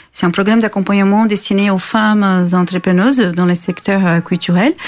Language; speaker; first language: French; non-native, fluent; Portuguese